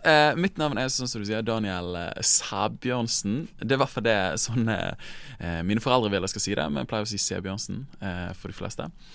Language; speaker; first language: Norwegian; native; Norwegian